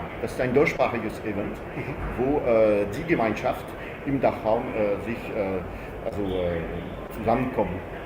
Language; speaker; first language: German; non-native, fluent; French